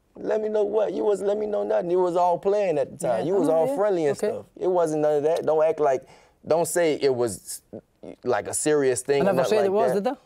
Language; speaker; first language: English; native; English